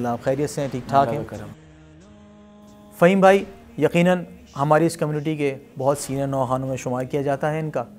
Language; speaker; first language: Urdu; native; Urdu